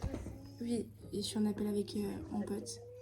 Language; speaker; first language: French; native; French